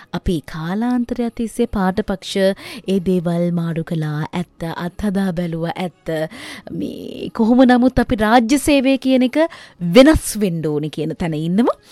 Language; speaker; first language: Sinhala; native; Sinhala